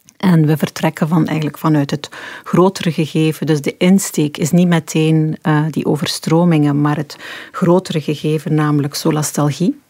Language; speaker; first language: Dutch; native; Dutch